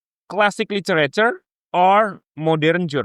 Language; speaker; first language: English; non-native, fluent; Indonesian